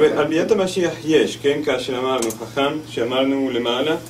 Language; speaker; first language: Hebrew; non-native, fluent; English